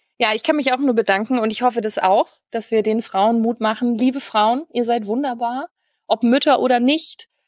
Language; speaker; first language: German; native; German